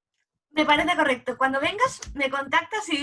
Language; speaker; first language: Spanish; native; Spanish